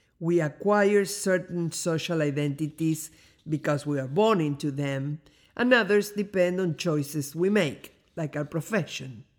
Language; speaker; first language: English; non-native, fluent; Spanish